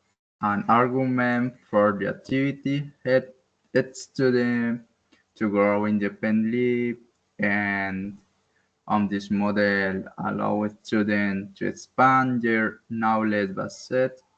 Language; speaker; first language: English; non-native, learner; Spanish